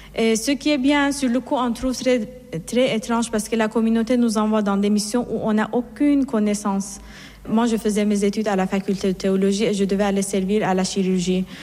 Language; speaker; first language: French; non-native, fluent; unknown